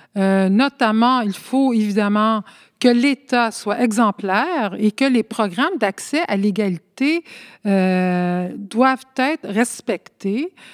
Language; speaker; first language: French; early bilingual, other home language; Spanish